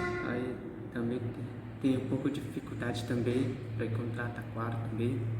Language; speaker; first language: Portuguese; non-native, local second language; Guarani